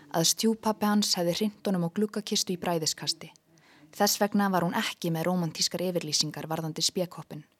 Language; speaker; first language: Icelandic; native; Icelandic